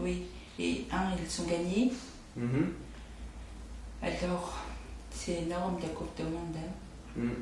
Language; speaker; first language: French; non-native, fluent; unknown